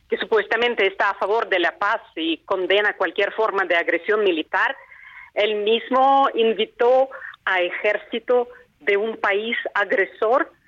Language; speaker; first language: Spanish; non-native, fluent; Ukrainian